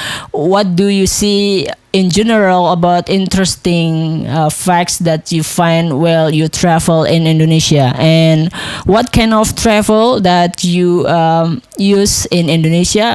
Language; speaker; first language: English; non-native, local second language; Indonesian